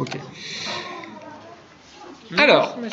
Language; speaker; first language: French; native; French